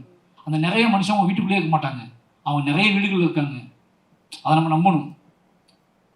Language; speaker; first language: Tamil; native; Tamil